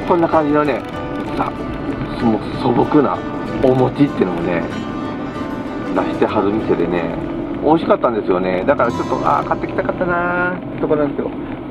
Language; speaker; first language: Japanese; native; Japanese